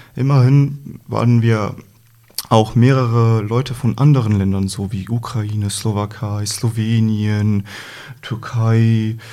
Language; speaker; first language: German; non-native, fluent; Slovenian